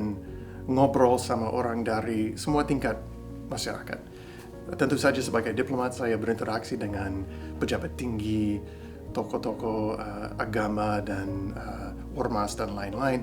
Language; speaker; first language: Indonesian; non-native, fluent; English